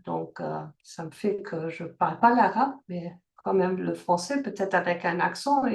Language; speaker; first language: French; early bilingual, heritage; French